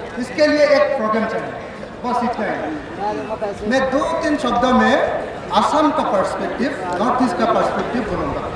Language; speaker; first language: Hindi; non-native, local second language; Assamese